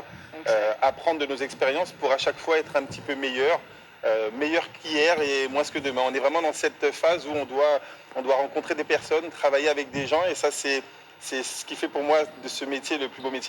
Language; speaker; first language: French; native; French